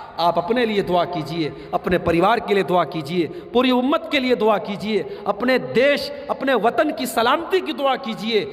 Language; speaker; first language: Urdu; native; Urdu